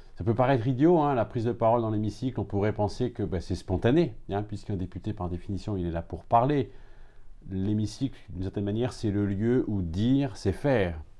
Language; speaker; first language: French; native; French